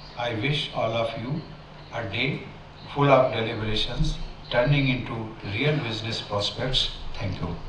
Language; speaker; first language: English; non-native, local second language; Hindi